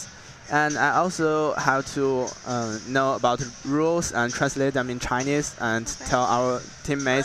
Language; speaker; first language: English; non-native, learner; Chinese